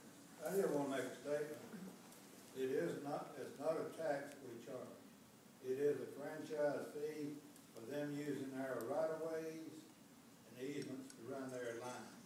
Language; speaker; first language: English; native; English